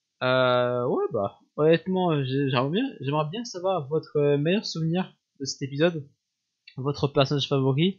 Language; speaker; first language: French; native; French